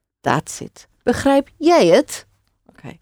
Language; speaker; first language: Dutch; non-native, fluent; English